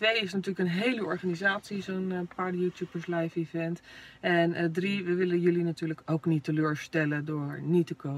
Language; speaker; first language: Dutch; native; Dutch